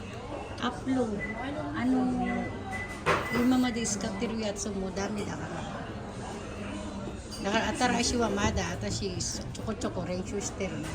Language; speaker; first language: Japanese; non-native, learner; Filipino